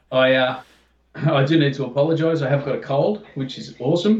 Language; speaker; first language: English; native; English